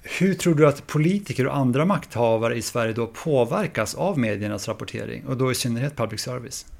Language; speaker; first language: Swedish; native; Swedish